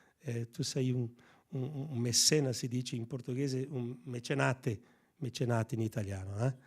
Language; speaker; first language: Italian; non-native, fluent; Portuguese